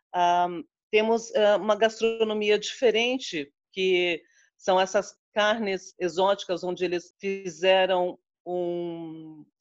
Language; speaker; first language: Portuguese; native; Portuguese